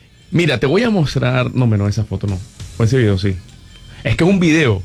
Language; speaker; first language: Spanish; native; Spanish